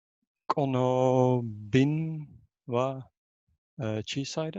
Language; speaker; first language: Japanese; non-native, learner; English